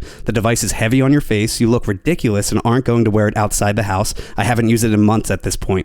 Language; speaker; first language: English; native; English